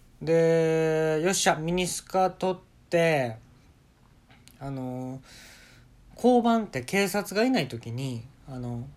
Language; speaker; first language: Japanese; native; Japanese